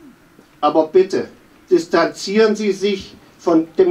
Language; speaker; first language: German; native; German